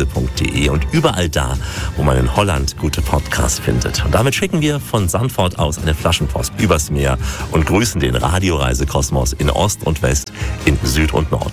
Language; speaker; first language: German; native; German